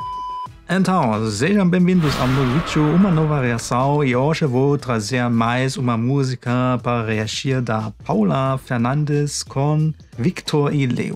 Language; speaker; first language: Portuguese; non-native, fluent; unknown